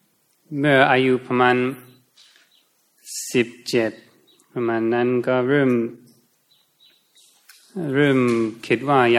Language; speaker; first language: Thai; non-native, fluent; English